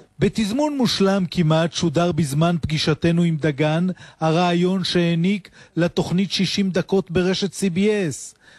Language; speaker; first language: Hebrew; native; Hebrew